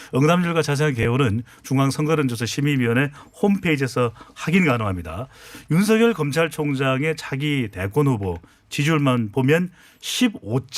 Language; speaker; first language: Korean; native; Korean